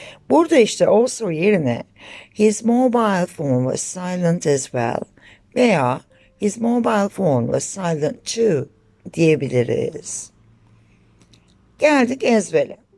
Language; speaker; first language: English; non-native, fluent; Turkish